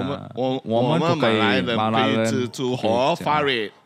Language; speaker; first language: Chinese; non-native, learner; Malay